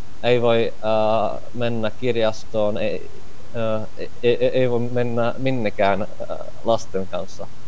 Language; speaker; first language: Finnish; non-native, fluent; Czech